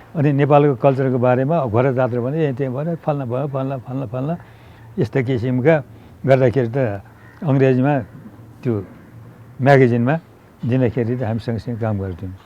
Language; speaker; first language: Nepali; non-native, local second language; Newari